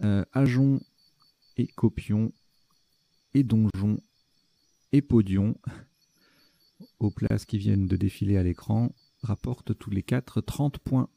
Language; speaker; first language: French; native; French